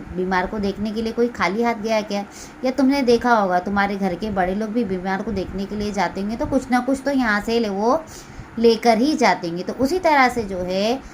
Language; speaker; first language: Hindi; non-native, local second language; Marathi